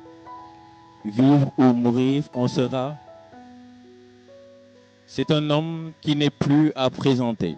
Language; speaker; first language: French; non-native, local second language; Wolof